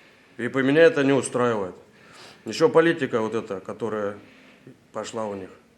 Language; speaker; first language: Russian; native; Russian